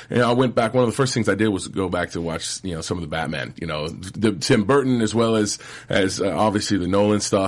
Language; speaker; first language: English; native; English